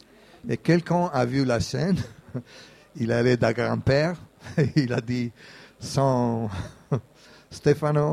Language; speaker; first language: French; non-native, fluent; Italian